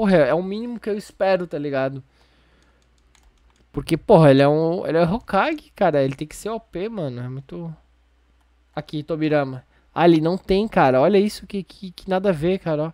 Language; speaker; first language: Portuguese; native; Portuguese